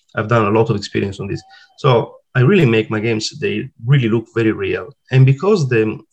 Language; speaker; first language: English; non-native, fluent; Italian